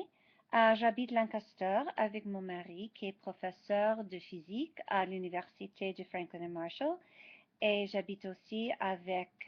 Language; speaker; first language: French; non-native, fluent; English